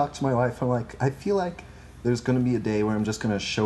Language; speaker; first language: English; native; English